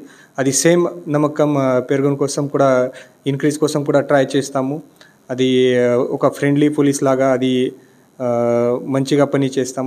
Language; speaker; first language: Telugu; non-native, learner; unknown